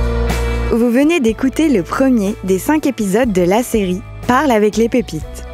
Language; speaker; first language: French; native; French